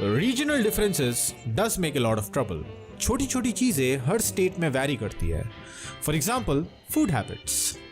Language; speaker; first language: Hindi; non-native, local second language; Bangla